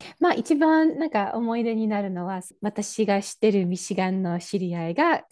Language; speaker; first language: Japanese; non-native, fluent; English